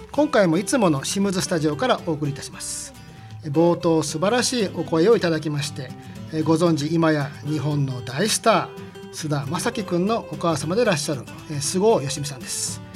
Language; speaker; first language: Japanese; native; Japanese